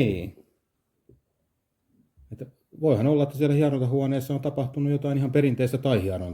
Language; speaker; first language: Finnish; native; Finnish